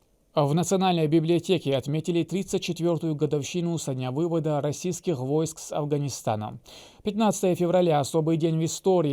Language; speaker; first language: Russian; native; Russian